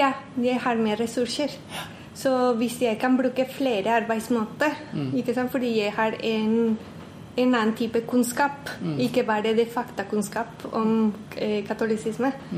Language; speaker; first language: Norwegian; non-native, fluent; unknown